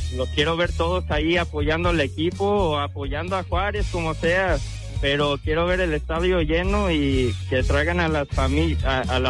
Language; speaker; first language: Spanish; early bilingual, heritage; Spanish